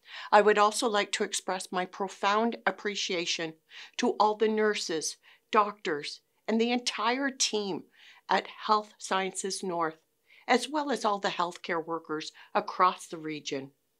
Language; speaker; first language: English; native; English